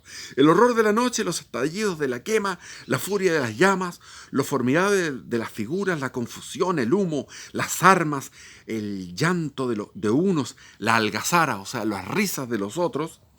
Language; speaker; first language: Spanish; native; Spanish